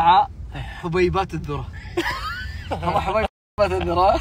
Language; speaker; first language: Arabic; native; Arabic